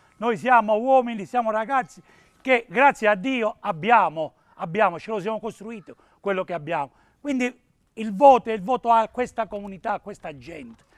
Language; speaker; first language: Italian; native; Italian